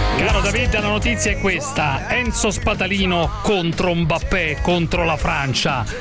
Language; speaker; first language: Italian; native; Italian